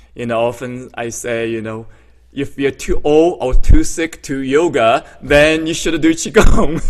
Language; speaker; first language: English; non-native, fluent; Chinese